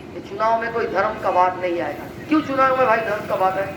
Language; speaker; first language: Hindi; non-native, local second language; Bangla